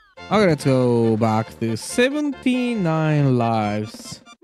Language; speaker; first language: English; non-native, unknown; Japanese